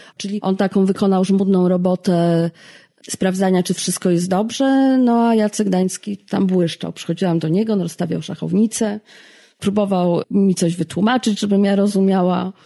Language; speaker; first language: Polish; native; Polish